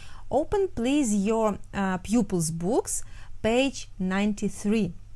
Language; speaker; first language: English; non-native, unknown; Ukrainian